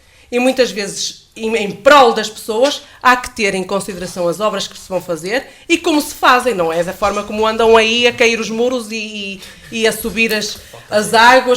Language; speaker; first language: Portuguese; native; Portuguese